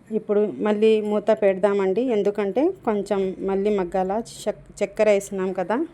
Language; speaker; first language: Telugu; non-native, local second language; Urdu